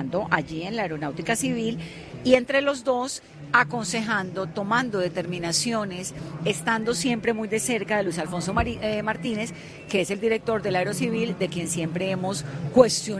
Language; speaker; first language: Spanish; native; Spanish